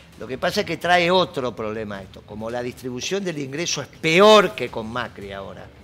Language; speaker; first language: Spanish; native; Spanish